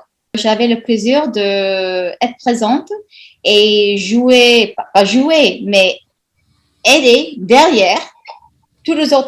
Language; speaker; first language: French; non-native, fluent; English